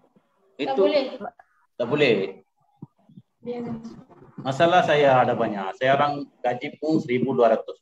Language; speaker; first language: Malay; non-native, local second language; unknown